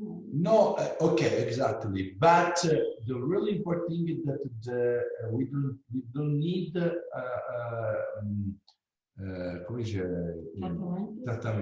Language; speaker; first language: English; non-native, learner; Italian